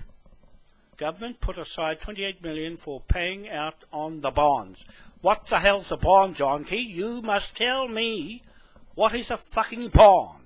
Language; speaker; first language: English; native; English